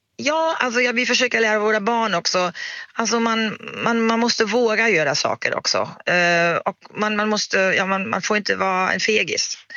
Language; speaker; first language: Swedish; non-native, fluent; German